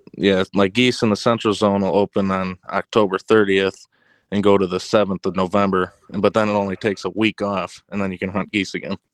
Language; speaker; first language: English; native; English